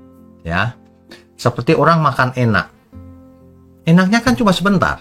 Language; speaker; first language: Indonesian; native; Indonesian